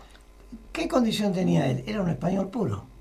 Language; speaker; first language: Spanish; native; Spanish